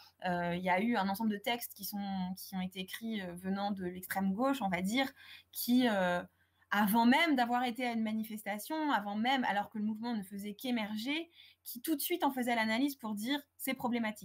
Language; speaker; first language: French; native; French